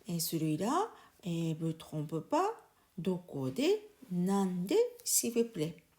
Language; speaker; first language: French; non-native, learner; Japanese